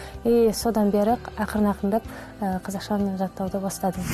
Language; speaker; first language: Kazakh; non-native, local second language; Russian